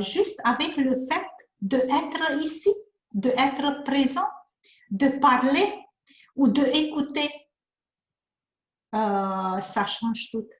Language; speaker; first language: French; non-native, learner; Hungarian